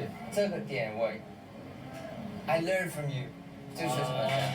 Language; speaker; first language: Chinese; non-native, learner; Thai